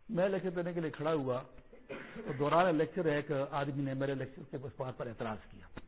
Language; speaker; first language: Urdu; non-native, local second language; Pashto